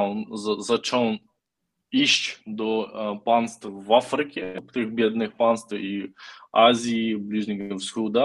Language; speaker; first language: Polish; non-native, learner; Ukrainian